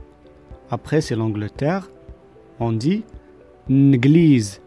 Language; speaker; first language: French; non-native, local second language; Arabic